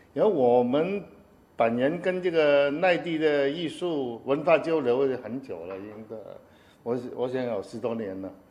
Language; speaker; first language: Chinese; non-native, fluent; Cantonese